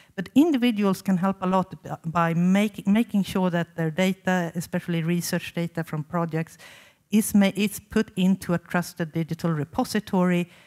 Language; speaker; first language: English; non-native, fluent; Swedish